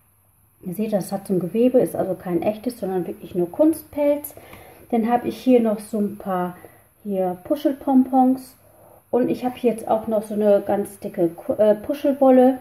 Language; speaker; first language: German; native; German